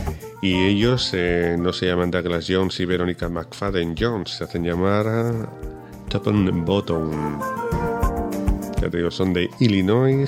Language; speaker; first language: Spanish; native; Spanish